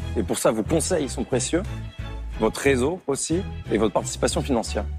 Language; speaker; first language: French; native; French